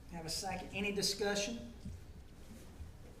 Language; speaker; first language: English; native; English